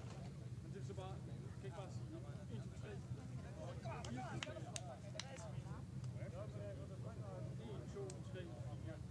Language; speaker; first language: Danish; native; Danish